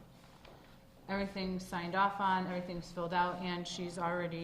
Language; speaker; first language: English; native; English